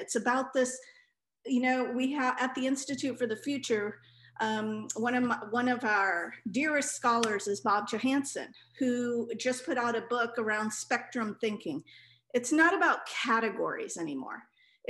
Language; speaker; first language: English; non-native, local second language; Punjabi